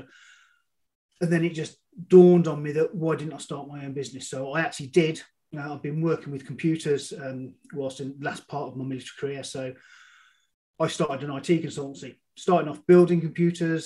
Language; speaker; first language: English; native; English